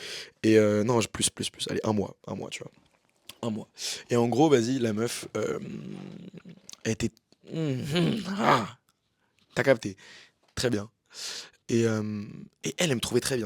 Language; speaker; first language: French; native; French